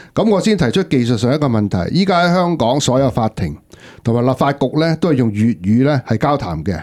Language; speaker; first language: Cantonese; non-native, local second language; Wu Chinese